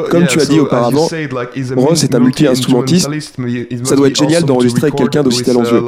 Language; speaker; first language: French; native; French